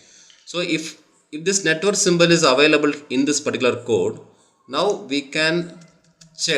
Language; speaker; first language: English; non-native, local second language; Tamil